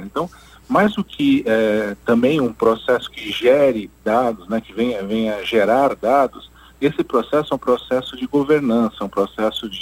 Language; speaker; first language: Portuguese; native; Portuguese